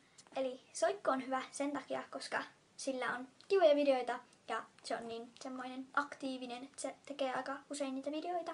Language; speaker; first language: Finnish; native; Finnish